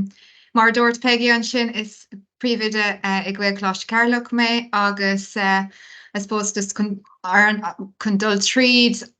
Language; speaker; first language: Irish; non-native, local second language; English